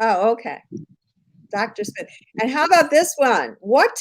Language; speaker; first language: English; native; English